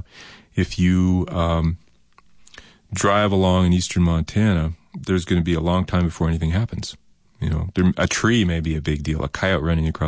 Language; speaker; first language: English; native; English